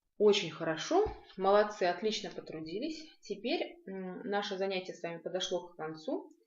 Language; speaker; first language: Russian; non-native, local second language; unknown